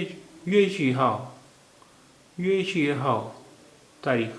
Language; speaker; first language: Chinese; non-native, fluent; Urdu